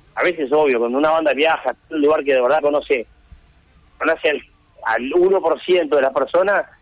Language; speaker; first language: Spanish; native; Spanish